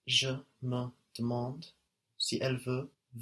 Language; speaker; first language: French; non-native, learner; English